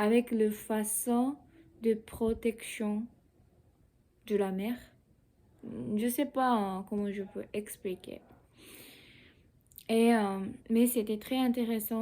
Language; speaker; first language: French; non-native, learner; Japanese